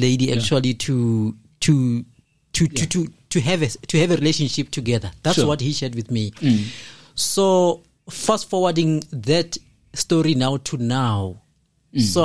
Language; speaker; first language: English; non-native, local second language; Zulu